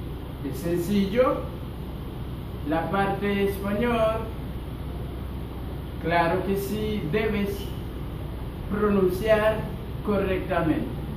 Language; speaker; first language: Spanish; non-native, fluent; Haitian Creole